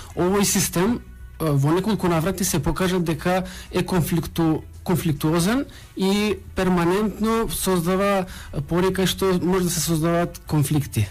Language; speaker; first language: Macedonian; non-native, local second language; Albanian